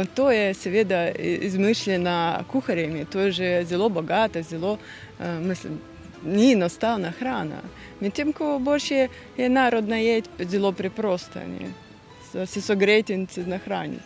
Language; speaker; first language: Slovenian; non-native, fluent; Russian